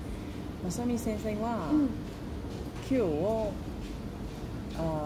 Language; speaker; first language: Japanese; non-native, learner; English